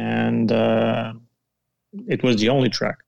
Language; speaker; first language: English; non-native, fluent; Portuguese